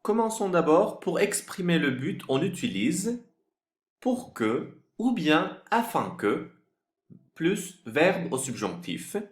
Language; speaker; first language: French; non-native, fluent; Turkish